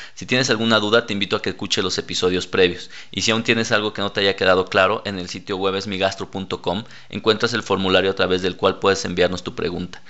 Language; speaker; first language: Spanish; native; Spanish